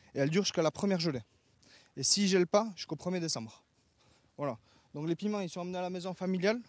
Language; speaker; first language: French; native; French